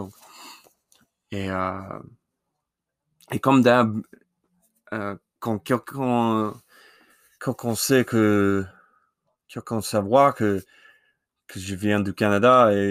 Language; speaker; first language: French; non-native, learner; English